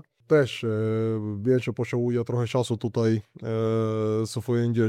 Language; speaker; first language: Polish; non-native, learner; Spanish